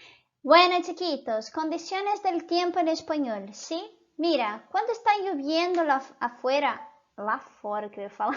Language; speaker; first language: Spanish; non-native, fluent; Portuguese